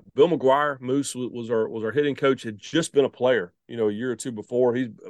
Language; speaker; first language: English; native; English